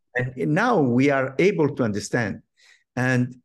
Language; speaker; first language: English; non-native, fluent; Arabic